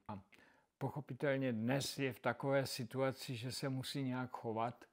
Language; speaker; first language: Czech; native; Czech